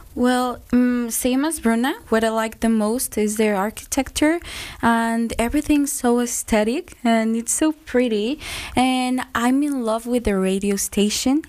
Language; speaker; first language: English; non-native, fluent; Spanish